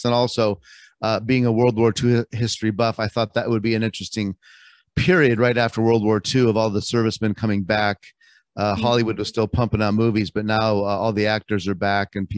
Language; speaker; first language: English; native; English